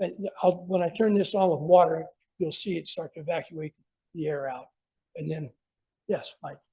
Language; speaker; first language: English; native; English